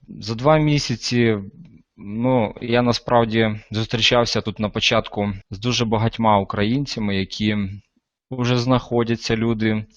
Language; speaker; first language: Ukrainian; non-native, local second language; Russian